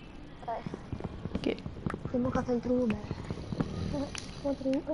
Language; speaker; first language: French; native; French